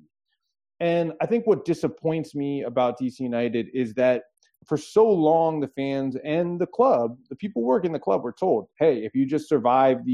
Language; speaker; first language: English; native; English